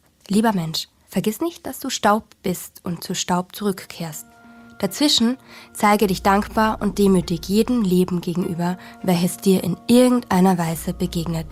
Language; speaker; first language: German; native; German